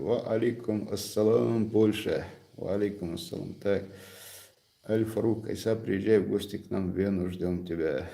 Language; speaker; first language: Russian; non-native, local second language; Chechen